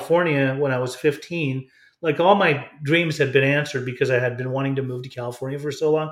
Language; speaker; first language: English; early bilingual, other home language; German